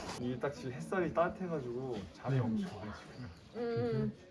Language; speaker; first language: Korean; native; Korean